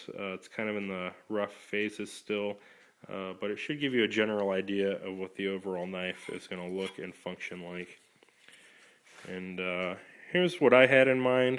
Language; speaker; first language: English; native; English